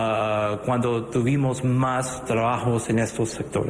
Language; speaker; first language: Spanish; early bilingual, other home language; English